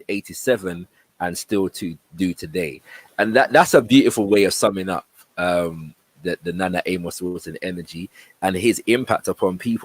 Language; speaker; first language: English; native; English